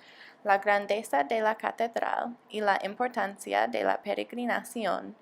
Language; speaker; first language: Spanish; non-native, learner; English